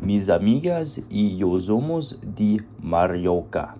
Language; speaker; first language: Spanish; non-native, learner; Danish